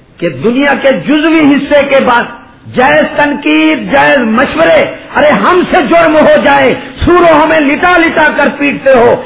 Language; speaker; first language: Urdu; non-native, local second language; Punjabi